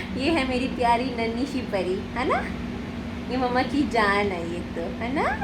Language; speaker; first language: Urdu; native; Urdu